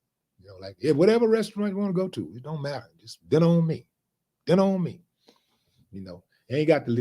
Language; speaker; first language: English; native; English